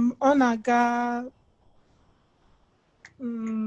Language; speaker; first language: Igbo; early bilingual, heritage; English